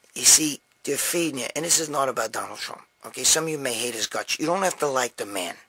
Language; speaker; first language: English; native; English